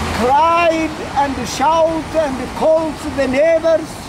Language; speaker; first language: English; non-native, learner; Amharic